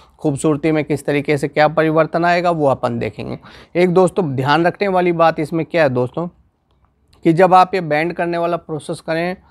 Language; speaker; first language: Hindi; non-native, local second language; Gujarati